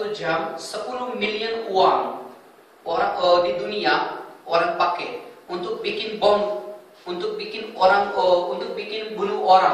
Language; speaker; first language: Indonesian; non-native, fluent; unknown